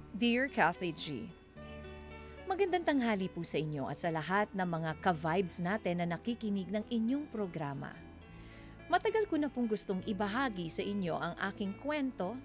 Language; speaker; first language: Filipino; native; Filipino